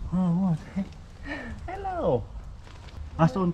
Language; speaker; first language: Russian; non-native, learner; Cebuano